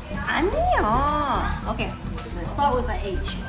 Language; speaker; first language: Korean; non-native, learner; Cantonese